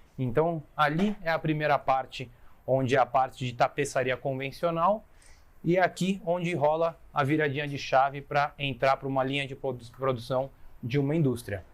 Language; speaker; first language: Portuguese; native; Portuguese